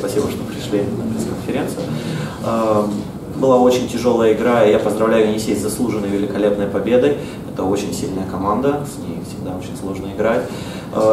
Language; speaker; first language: Russian; native; Russian